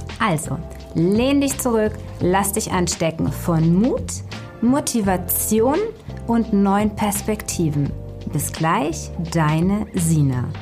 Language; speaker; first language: German; native; German